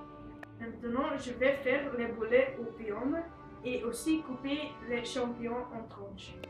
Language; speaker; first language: French; non-native, learner; Dutch